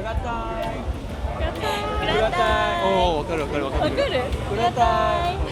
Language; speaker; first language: English; non-native, learner; Chinese